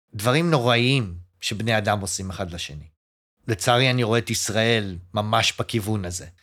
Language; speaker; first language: Hebrew; early bilingual, other home language; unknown